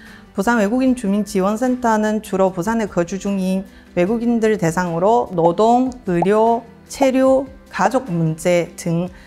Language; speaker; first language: Korean; non-native, fluent; Chinese